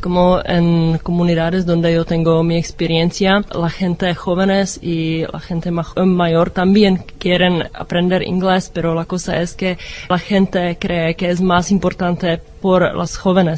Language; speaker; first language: Spanish; non-native, learner; Czech